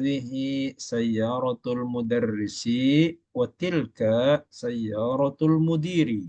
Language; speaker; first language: Arabic; non-native, fluent; Malay